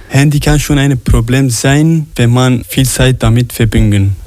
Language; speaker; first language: German; non-native, learner; Arabic